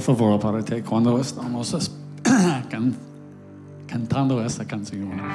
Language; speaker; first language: Spanish; non-native, learner; English